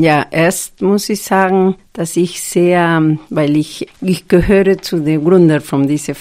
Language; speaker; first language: German; non-native, fluent; Spanish